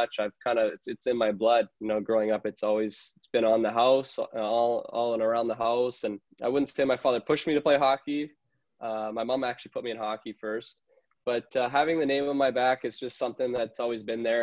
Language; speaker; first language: English; native; English